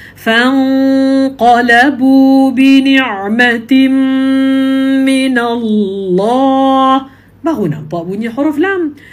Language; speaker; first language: Malay; native; Malay